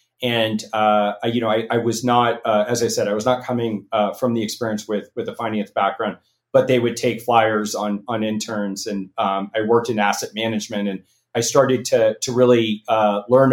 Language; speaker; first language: English; native; English